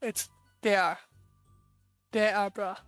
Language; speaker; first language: Swedish; non-native, learner; English